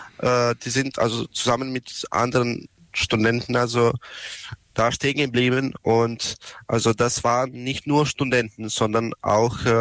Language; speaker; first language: German; non-native, learner; Serbian